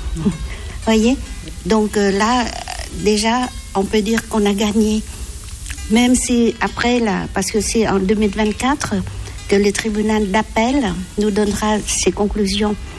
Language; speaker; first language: French; non-native, local second language; Vietnamese